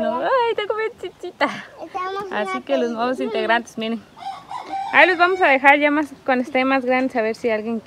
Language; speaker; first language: Spanish; native; Spanish